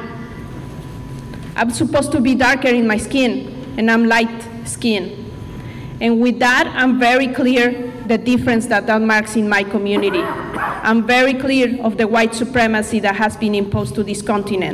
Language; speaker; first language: English; non-native, fluent; Spanish